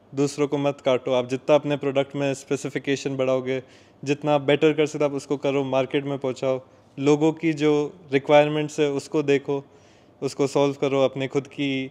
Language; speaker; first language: Hindi; early bilingual, heritage; Hindi